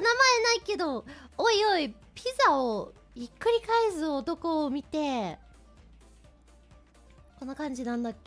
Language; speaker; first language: Japanese; non-native, fluent; English